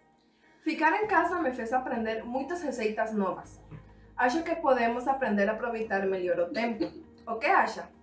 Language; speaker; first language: Portuguese; non-native, learner; Spanish